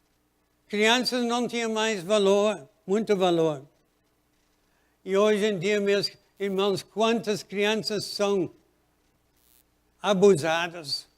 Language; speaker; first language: Portuguese; non-native, fluent; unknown